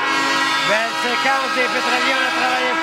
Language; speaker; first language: French; native; French